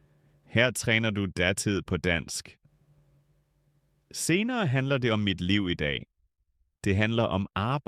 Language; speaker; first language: Danish; non-native, fluent; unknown